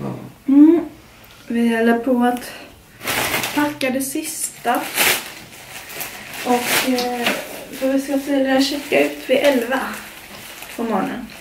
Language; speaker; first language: Swedish; native; Swedish